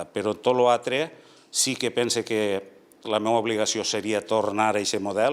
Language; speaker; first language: Catalan; native; Catalan